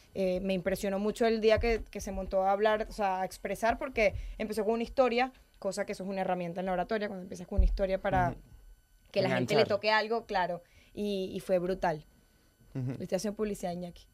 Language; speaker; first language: Spanish; native; Spanish